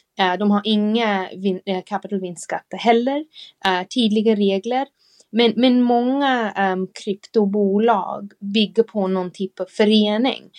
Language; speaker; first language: Swedish; non-native, fluent; English